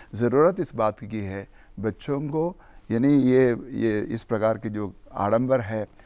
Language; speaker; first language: Hindi; non-native, local second language; Malayalam